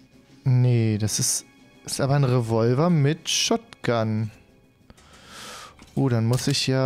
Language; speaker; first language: German; native; German